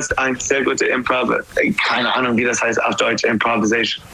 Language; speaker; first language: German; non-native, learner; English